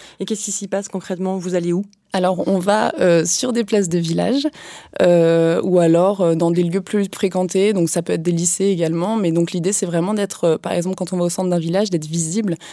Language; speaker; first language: French; native; French